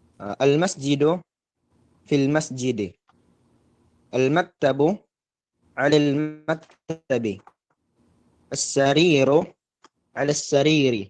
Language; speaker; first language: Arabic; non-native, learner; Filipino